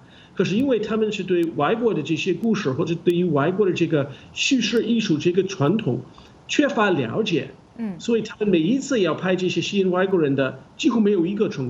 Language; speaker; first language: Chinese; non-native, fluent; English